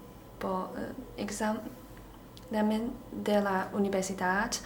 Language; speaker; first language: Spanish; non-native, learner; Chinese